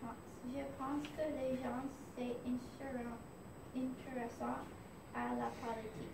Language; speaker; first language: French; non-native, learner; English